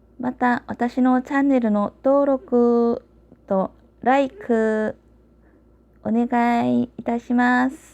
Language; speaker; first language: Japanese; non-native, learner; Korean